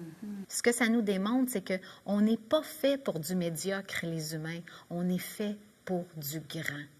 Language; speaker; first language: French; native; French